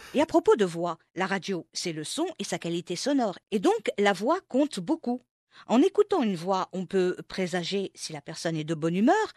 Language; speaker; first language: French; non-native, local second language; Arabic